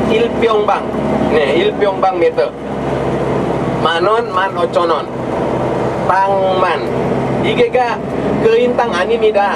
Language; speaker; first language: Korean; non-native, learner; Indonesian